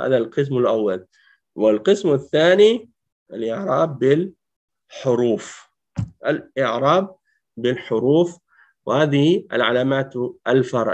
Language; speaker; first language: Arabic; non-native, fluent; French